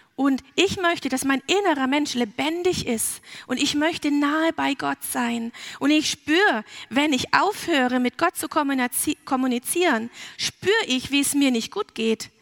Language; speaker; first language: German; early bilingual, heritage; German